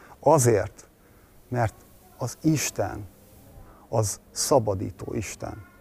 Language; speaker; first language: Hungarian; native; Hungarian